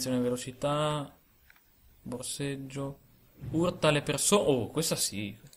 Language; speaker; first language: Italian; native; Italian